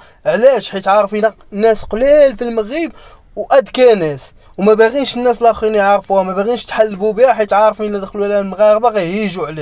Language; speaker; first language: Arabic; native; Arabic